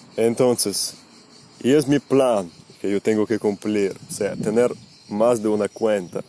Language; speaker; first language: Spanish; non-native, fluent; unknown